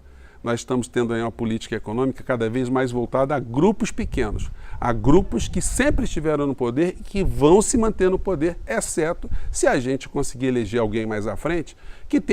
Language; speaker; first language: Portuguese; native; Portuguese